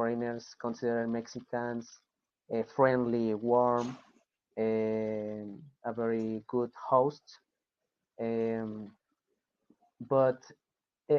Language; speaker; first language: English; non-native, fluent; Spanish